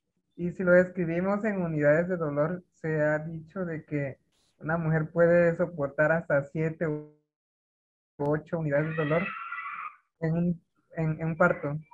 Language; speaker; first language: Spanish; native; Spanish